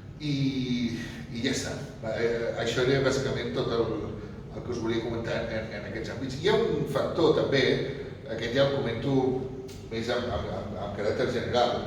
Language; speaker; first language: Catalan; non-native, local second language; Spanish